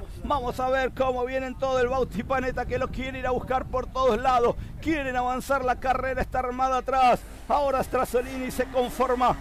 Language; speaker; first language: Spanish; native; Spanish